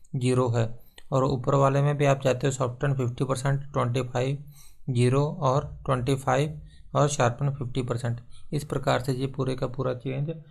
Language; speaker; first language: Hindi; non-native, local second language; Punjabi